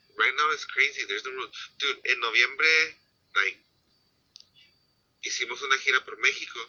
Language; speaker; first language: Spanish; early bilingual, heritage; Spanish